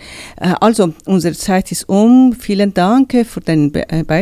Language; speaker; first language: German; non-native, learner; Persian